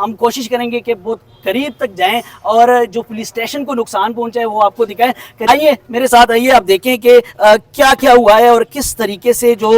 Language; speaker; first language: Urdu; non-native, local second language; Pashto